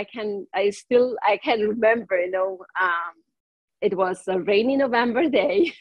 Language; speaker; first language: English; non-native, fluent; German